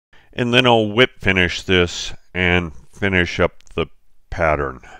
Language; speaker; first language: English; native; English